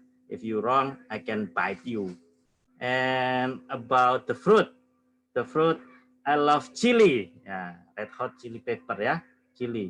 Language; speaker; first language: English; non-native, learner; Indonesian